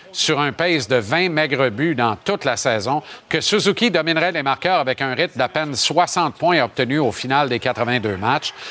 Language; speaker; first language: French; native; French